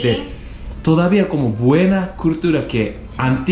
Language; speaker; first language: Spanish; non-native, learner; Japanese